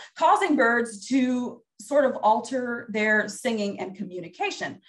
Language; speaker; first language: English; native; English